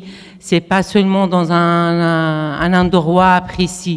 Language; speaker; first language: French; non-native, fluent; Arabic